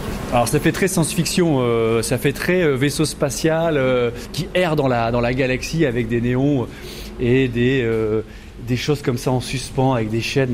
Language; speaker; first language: French; native; French